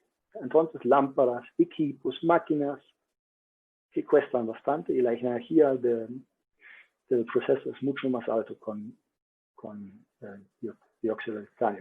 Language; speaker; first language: Spanish; non-native, learner; German